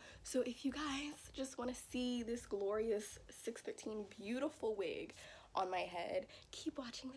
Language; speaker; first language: English; native; English